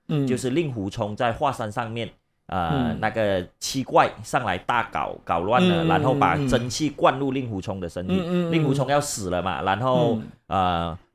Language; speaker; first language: Chinese; native; Chinese